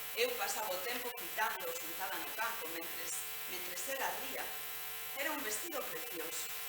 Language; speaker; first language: Galician; native; Galician